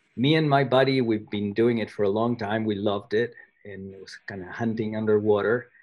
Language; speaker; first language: English; non-native, fluent; Spanish